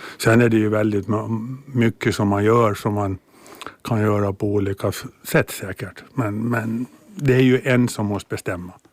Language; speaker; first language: Swedish; native; Swedish